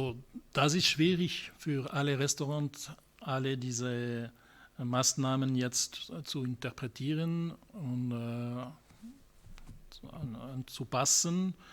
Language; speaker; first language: German; non-native, local second language; French